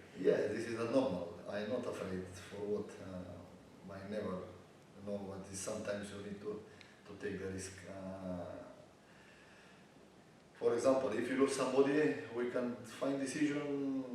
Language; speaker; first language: English; non-native, learner; Bulgarian